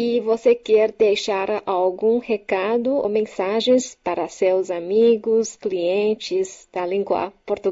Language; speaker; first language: Portuguese; non-native, fluent; Chinese